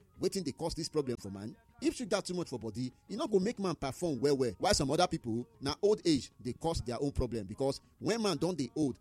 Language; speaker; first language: Nigerian Pidgin; native; Nigerian Pidgin